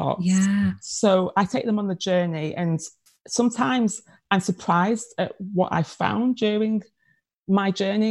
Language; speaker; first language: English; native; English